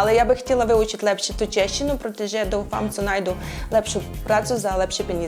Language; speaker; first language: Czech; non-native, learner; Ukrainian